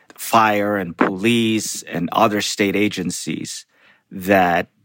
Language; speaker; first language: English; non-native, local second language; Filipino